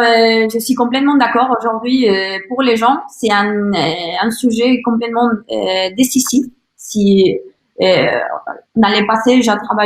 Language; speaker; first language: French; non-native, learner; Spanish